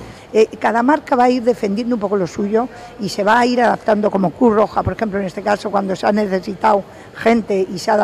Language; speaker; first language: Spanish; native; Spanish